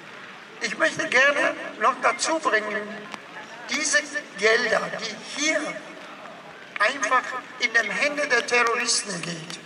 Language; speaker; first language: German; non-native, fluent; Persian